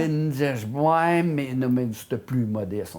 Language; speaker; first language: French; native; French